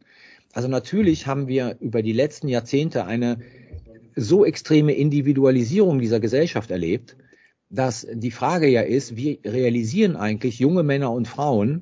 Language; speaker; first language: German; native; German